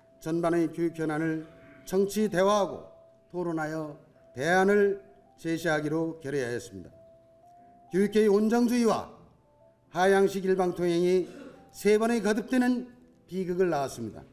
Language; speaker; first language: Korean; native; Korean